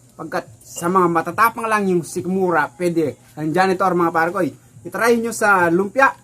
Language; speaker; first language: Filipino; non-native, local second language; Pampanga